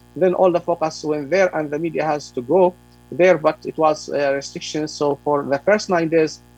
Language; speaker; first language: English; non-native, fluent; Arabic